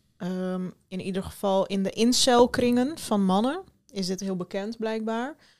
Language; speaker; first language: Dutch; early bilingual, other home language; Turkish